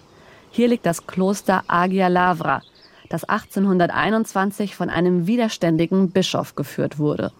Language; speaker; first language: German; native; German